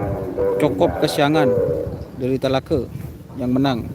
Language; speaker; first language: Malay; non-native, local second language; Madurese